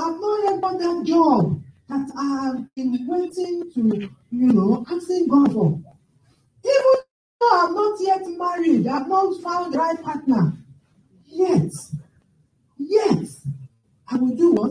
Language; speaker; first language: English; non-native, local second language; Yoruba